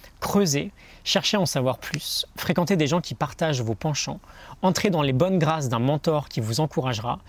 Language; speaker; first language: French; native; French